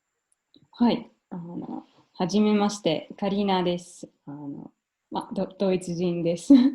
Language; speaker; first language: Japanese; non-native, fluent; German